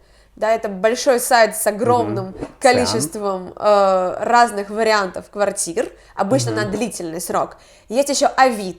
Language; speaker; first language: Russian; native; Russian